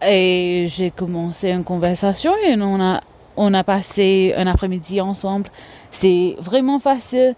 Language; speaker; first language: French; non-native, local second language; Morisyen